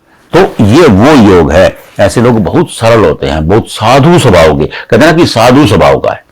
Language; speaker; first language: Hindi; native; Hindi